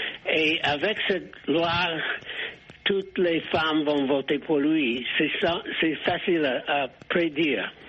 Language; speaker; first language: French; non-native, fluent; English